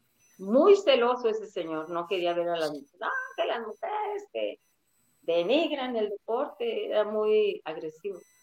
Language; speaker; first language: Spanish; native; Spanish